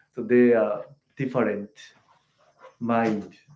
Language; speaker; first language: English; non-native, learner; Japanese